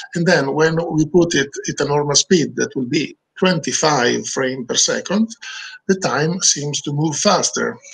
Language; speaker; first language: English; non-native, learner; Italian